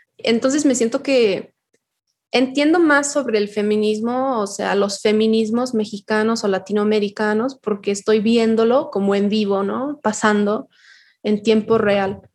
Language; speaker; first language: Spanish; non-native, fluent; English